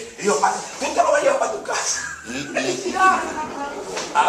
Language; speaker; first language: Spanish; native; Spanish